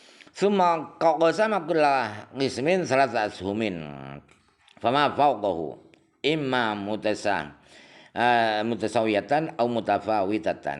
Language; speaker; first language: Arabic; non-native, fluent; Indonesian